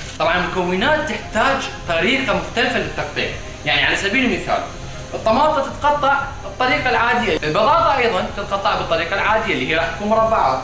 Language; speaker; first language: Arabic; native; Arabic